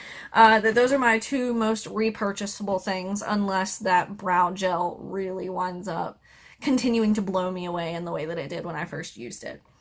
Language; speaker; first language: English; native; English